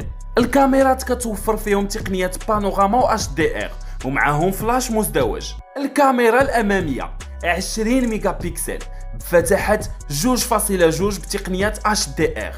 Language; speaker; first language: Arabic; native; Arabic